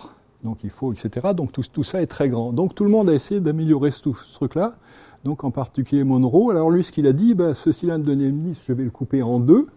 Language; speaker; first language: French; native; French